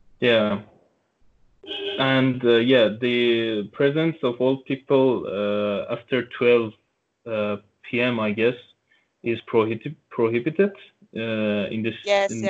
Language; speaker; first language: English; non-native, local second language; Turkish